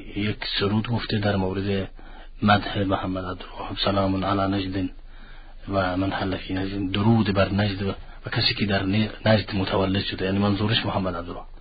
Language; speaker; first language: Persian; non-native, fluent; Arabic